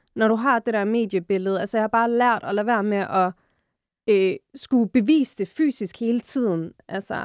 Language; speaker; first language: Danish; early bilingual, other home language; Arabic